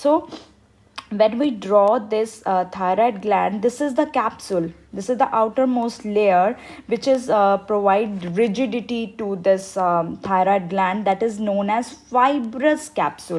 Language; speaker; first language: English; non-native, local second language; Hindi